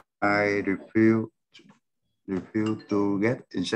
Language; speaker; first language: English; non-native, learner; Vietnamese